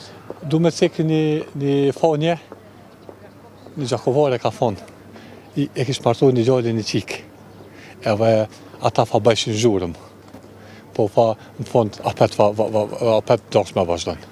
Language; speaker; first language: Albanian; native; Albanian